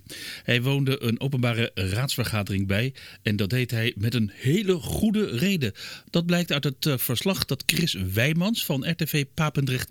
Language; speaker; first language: Dutch; native; Dutch